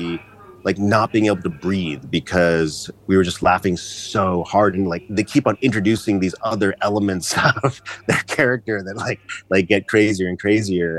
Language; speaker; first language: English; early bilingual, other home language; Japanese